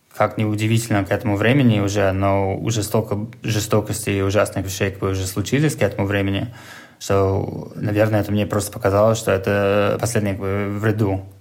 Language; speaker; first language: Russian; non-native, fluent; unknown